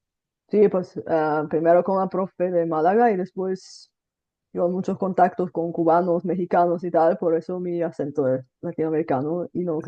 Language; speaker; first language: Spanish; non-native, fluent; Bulgarian